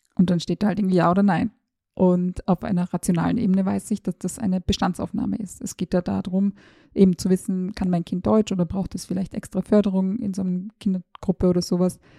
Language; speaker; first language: German; early bilingual, other home language; Serbian